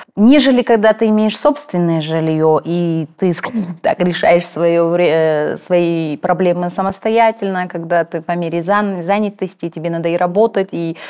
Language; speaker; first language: Russian; non-native, local second language; Kazakh